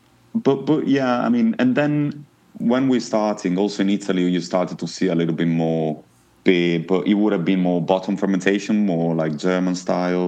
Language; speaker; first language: English; non-native, fluent; Italian